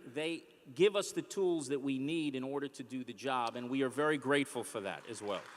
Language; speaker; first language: English; native; English